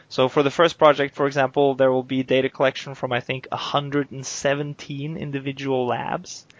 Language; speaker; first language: English; non-native, fluent; Norwegian